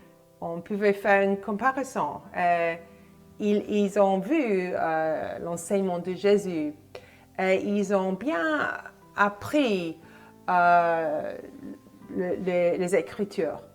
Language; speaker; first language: French; non-native, fluent; English